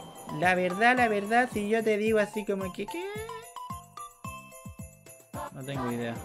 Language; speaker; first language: Spanish; native; Spanish